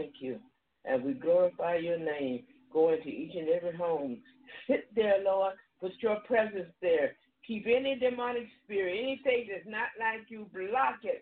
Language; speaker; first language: English; native; English